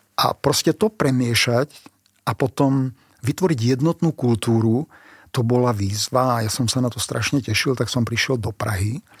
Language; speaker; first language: Slovak; non-native, local second language; Hungarian